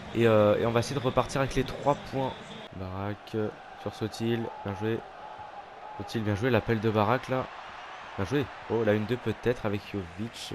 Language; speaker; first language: French; native; French